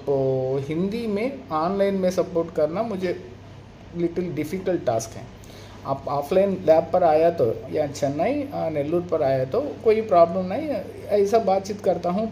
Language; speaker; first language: Hindi; non-native, local second language; Telugu